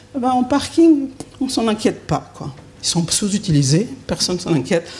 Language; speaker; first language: French; native; French